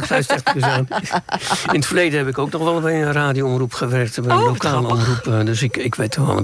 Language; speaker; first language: Dutch; native; Dutch